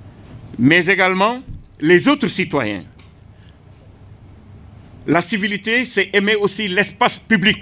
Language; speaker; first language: French; non-native, local second language; Wolof